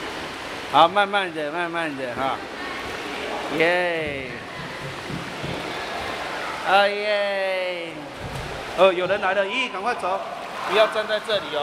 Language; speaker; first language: Chinese; native; Chinese